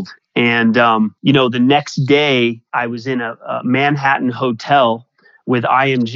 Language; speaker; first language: English; native; English